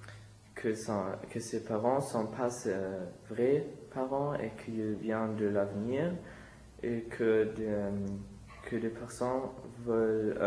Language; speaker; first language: French; non-native, learner; German